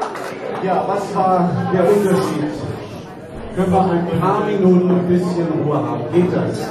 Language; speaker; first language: German; native; German